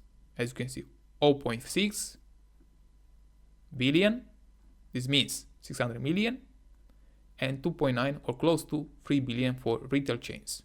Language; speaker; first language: English; non-native, fluent; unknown